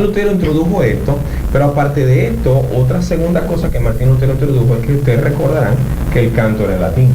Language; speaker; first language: Spanish; native; Spanish